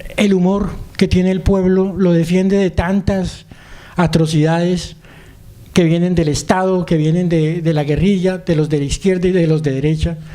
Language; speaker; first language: Spanish; native; Spanish